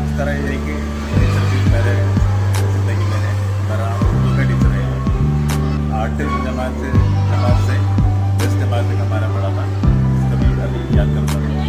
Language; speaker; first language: Hindi; non-native, local second language; Malayalam